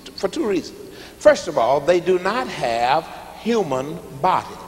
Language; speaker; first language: English; native; English